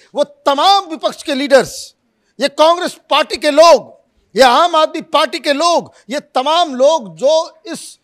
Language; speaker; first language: Hindi; native; Hindi